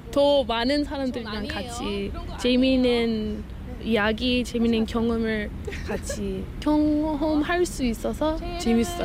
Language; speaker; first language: Korean; non-native, learner; English